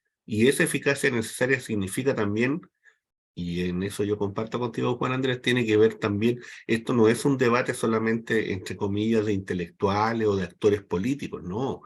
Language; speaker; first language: Spanish; native; Spanish